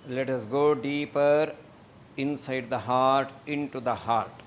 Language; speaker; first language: English; non-native, local second language; Kannada